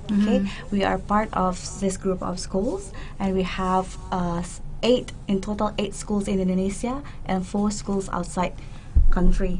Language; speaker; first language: English; non-native, local second language; Indonesian